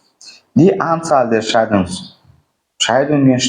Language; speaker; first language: German; non-native, fluent; Uzbek